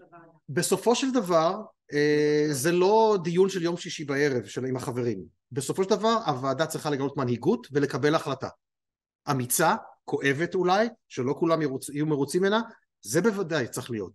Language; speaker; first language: Hebrew; native; Hebrew